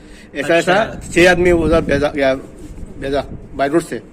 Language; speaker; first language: Hindi; non-native, learner; Bangla